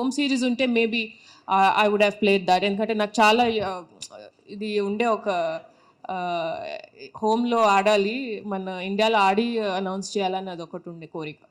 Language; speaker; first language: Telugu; non-native, local second language; Tamil